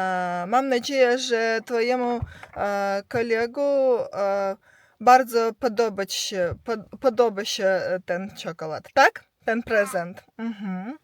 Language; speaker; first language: Polish; non-native, fluent; Ukrainian